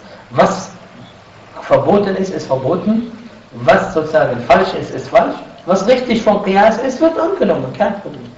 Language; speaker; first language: German; non-native, fluent; Arabic